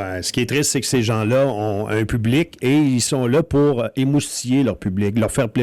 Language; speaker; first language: French; native; French